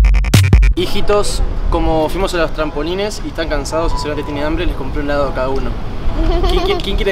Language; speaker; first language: Spanish; native; Spanish